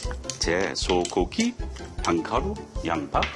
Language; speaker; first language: Korean; non-native, learner; English